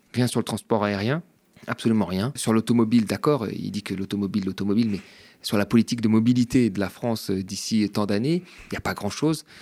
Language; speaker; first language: French; native; French